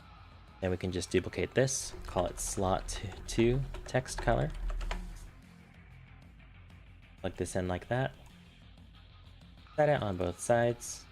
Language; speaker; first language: English; native; English